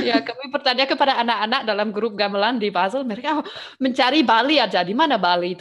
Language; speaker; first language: Indonesian; non-native, fluent; German